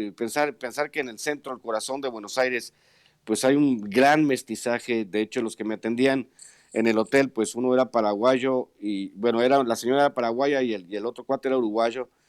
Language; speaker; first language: Spanish; native; Spanish